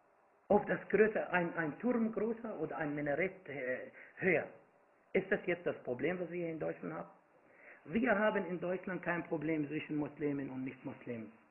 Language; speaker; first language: German; non-native, fluent; Arabic